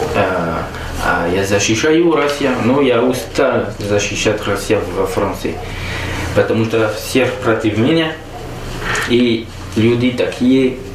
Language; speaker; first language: Russian; non-native, learner; French